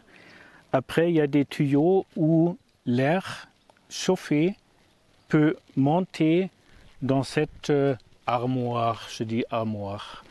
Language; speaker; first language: French; non-native, learner; German